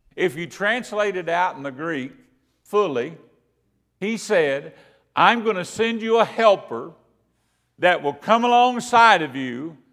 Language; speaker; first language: English; native; English